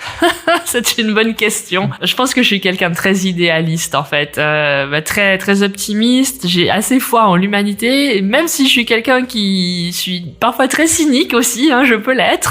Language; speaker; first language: French; native; French